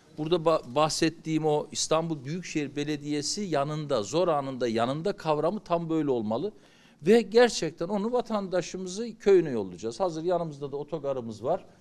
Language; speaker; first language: Turkish; native; Turkish